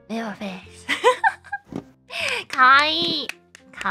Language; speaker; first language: Japanese; non-native, learner; English